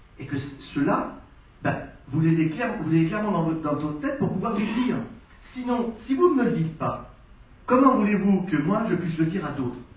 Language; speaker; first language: French; native; French